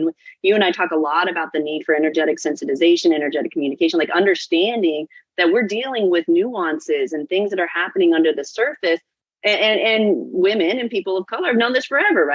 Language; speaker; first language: English; native; English